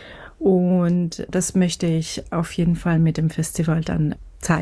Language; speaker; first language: German; non-native, fluent; Persian